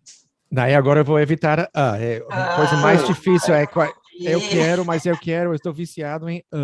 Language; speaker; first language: Portuguese; non-native, fluent; English